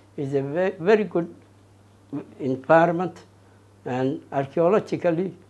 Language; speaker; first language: English; non-native, fluent; Somali